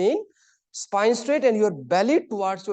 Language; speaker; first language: English; non-native, local second language; Hindi